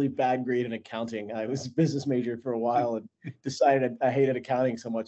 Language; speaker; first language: English; native; English